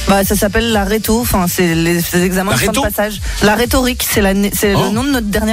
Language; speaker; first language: French; native; French